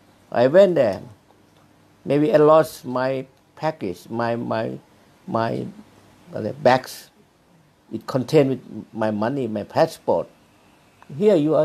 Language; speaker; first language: English; non-native, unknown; Thai